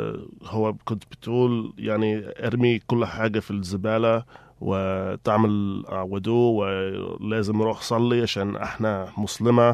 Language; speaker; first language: Arabic; early bilingual, heritage; Arabic